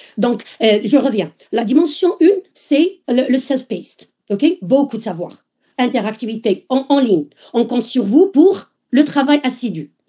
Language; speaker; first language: French; non-native, local second language; Arabic